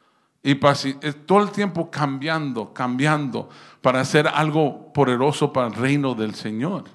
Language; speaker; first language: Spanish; early bilingual, heritage; Spanish